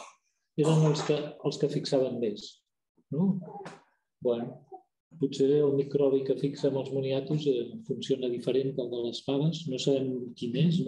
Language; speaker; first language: Catalan; native; Catalan